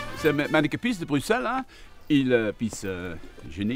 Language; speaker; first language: French; non-native, learner; Dutch